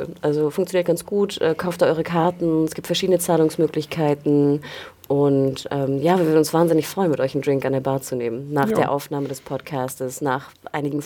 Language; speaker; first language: German; native; German